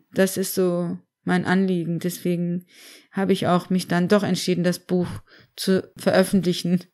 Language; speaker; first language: German; early bilingual, other home language; Turkish